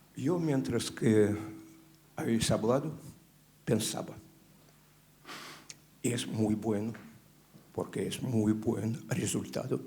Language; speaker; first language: Spanish; non-native, learner; Russian